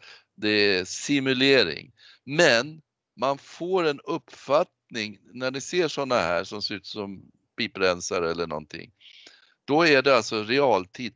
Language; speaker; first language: Swedish; native; Swedish